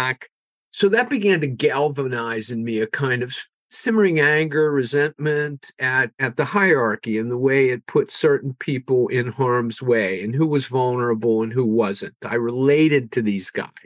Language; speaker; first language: English; native; English